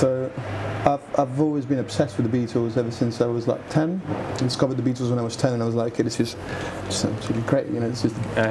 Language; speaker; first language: English; non-native, fluent; French